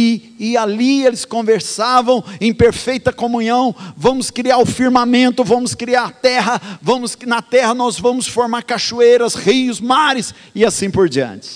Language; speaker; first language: Portuguese; native; Portuguese